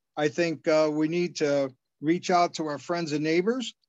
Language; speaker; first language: English; native; English